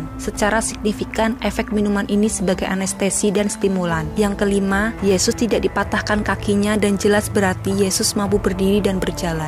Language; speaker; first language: Indonesian; native; Indonesian